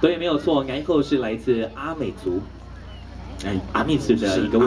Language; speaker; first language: Chinese; native; Chinese